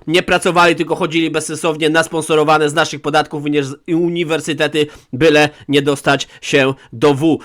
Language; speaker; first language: Polish; native; Polish